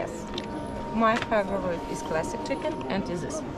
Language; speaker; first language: English; non-native, learner; Ukrainian